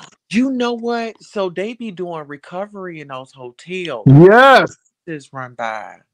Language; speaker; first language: English; native; English